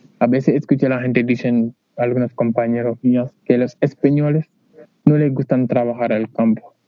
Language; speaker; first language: Spanish; non-native, learner; Wolof